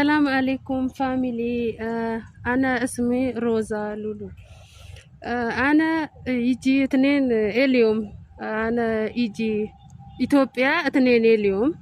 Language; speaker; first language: Arabic; non-native, learner; Amharic